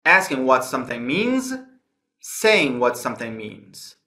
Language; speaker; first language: English; non-native, fluent; Persian